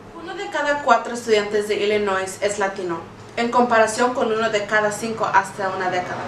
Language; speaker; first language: Spanish; early bilingual, heritage; Spanish